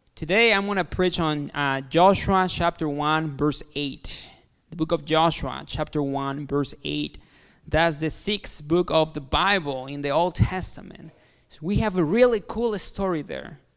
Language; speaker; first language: English; non-native, fluent; Spanish